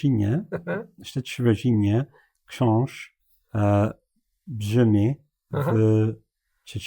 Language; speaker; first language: Polish; non-native, learner; English